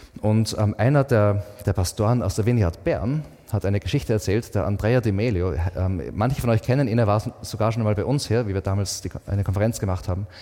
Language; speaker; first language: German; native; German